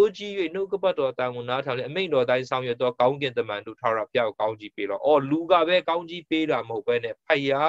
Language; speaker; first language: Burmese; non-native, local second language; Tedim Chin